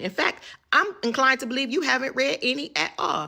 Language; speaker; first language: English; native; English